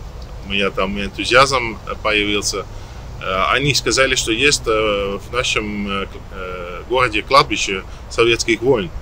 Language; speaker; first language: Russian; non-native, learner; Dutch